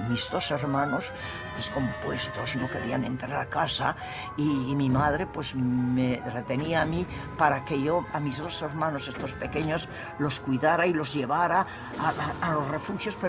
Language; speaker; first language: Spanish; native; Spanish